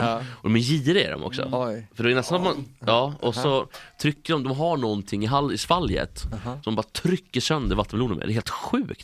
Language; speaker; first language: Swedish; native; Swedish